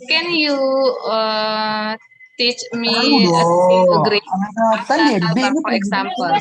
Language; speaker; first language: English; non-native, learner; Indonesian